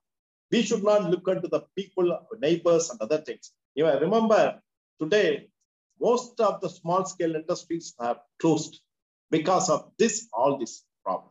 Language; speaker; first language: English; non-native, local second language; Tamil